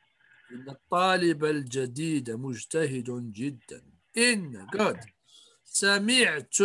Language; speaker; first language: Arabic; non-native, fluent; English